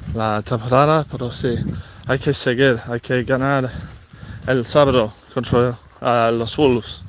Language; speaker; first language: Spanish; non-native, fluent; English